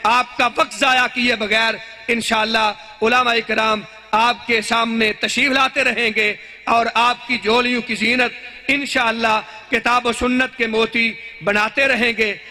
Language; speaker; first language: Urdu; non-native, local second language; Punjabi